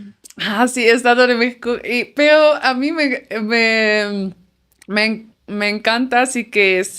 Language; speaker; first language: Spanish; non-native, fluent; Dutch